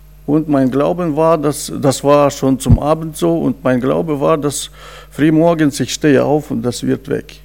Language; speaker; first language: German; non-native, fluent; Russian